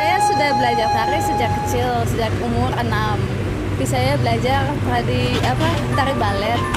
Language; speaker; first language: Indonesian; non-native, fluent; Dutch